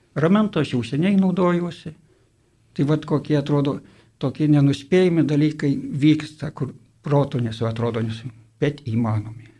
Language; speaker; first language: Lithuanian; native; Lithuanian